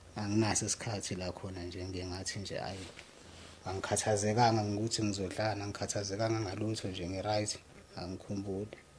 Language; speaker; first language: Zulu; native; Zulu